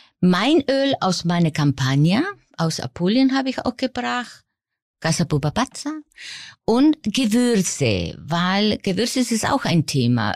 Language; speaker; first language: German; non-native, fluent; Spanish